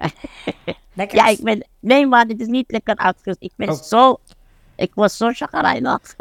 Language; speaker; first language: Dutch; non-native, fluent; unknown